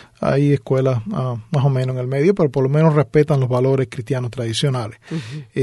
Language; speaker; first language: Spanish; native; Spanish